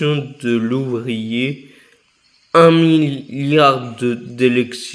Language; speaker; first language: French; native; French